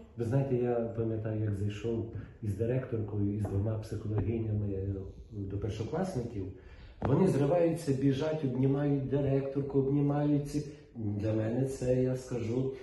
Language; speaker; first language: Ukrainian; native; Ukrainian